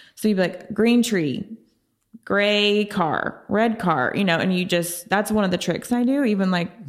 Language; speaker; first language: English; native; English